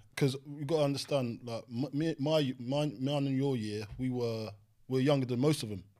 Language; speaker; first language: English; native; English